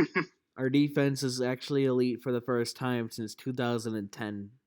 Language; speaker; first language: English; native; English